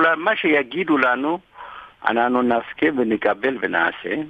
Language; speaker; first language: Hebrew; non-native, fluent; Amharic